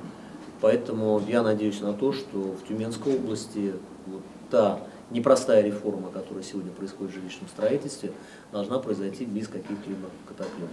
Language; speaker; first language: Russian; native; Russian